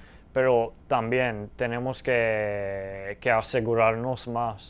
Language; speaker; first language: Spanish; early bilingual, heritage; Spanish